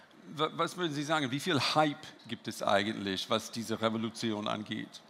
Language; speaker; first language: German; non-native, fluent; English